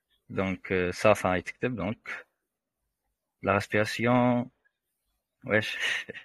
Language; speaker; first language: French; non-native, local second language; Arabic